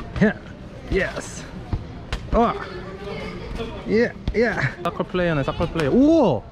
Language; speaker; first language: English; non-native, learner; Korean